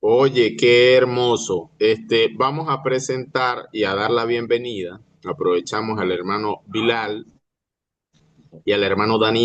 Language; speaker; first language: Spanish; native; Spanish